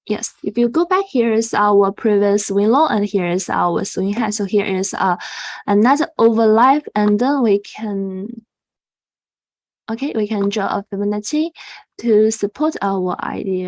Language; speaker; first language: English; non-native, fluent; Chinese